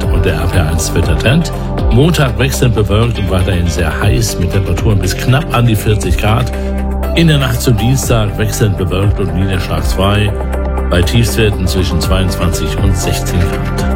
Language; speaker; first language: German; native; German